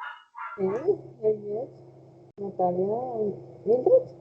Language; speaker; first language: English; non-native, fluent; Spanish